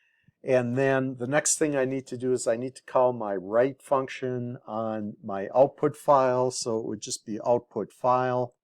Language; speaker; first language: English; native; English